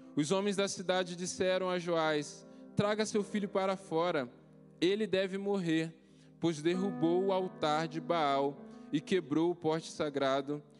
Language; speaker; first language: Portuguese; native; Portuguese